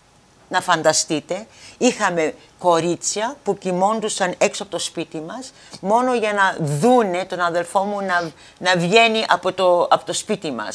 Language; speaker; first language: Greek; early bilingual, heritage; Greek